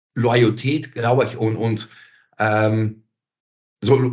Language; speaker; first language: German; non-native, fluent; Dutch